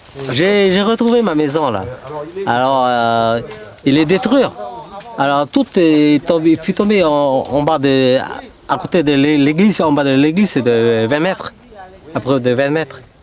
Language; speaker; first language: French; non-native, local second language; Vietnamese